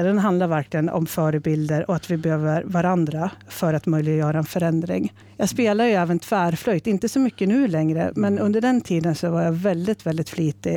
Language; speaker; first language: Swedish; native; Swedish